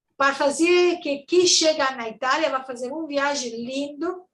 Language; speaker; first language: Portuguese; non-native, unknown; Italian